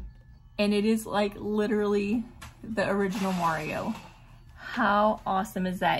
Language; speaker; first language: English; native; English